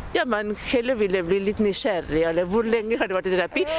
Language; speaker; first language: Norwegian; non-native, fluent; Spanish